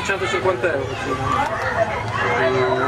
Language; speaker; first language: Italian; native; Italian